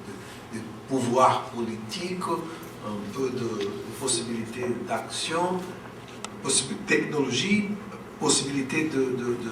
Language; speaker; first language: French; non-native, fluent; Portuguese